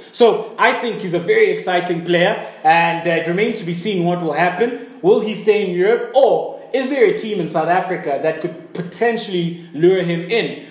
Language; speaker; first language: English; native; English